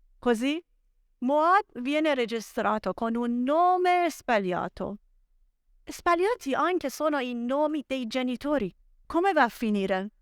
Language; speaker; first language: Italian; non-native, fluent; Persian